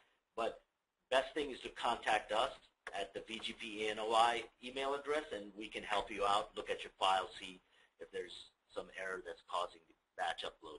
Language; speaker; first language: English; native; English